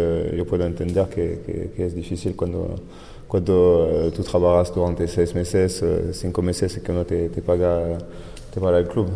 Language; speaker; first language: Spanish; non-native, fluent; French